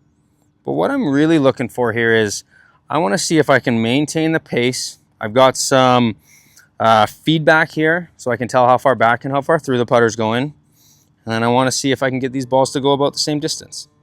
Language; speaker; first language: English; native; English